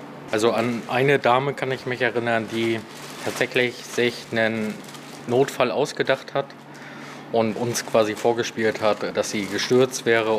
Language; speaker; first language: German; native; German